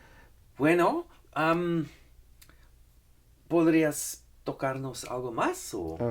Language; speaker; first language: Spanish; non-native, fluent; English